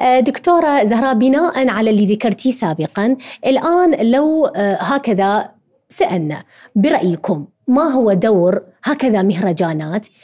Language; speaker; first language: Arabic; native; Arabic